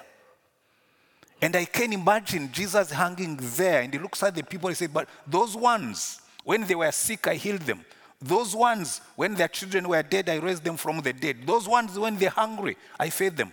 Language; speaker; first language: English; non-native, local second language; Kinyarwanda